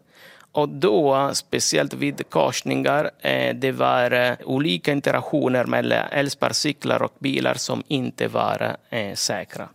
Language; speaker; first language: Swedish; non-native, fluent; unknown